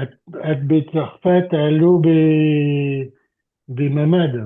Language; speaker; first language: Hebrew; non-native, learner; French